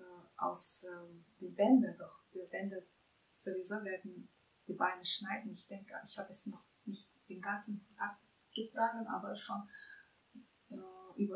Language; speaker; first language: German; non-native, fluent; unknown